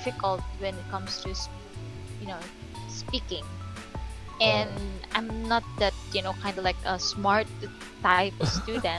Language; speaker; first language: English; non-native, local second language; Filipino